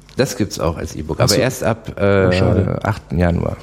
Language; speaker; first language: German; native; German